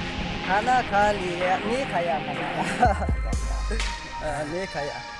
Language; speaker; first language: Hindi; non-native, local second language; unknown